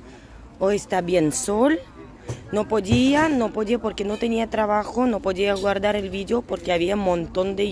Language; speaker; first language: Spanish; non-native, fluent; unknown